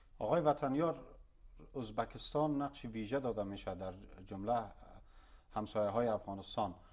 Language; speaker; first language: Persian; native; Persian